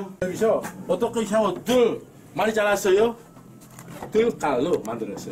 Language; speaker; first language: Korean; non-native, learner; Indonesian